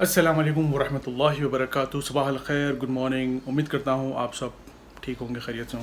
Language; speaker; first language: Hindi; native; Hindi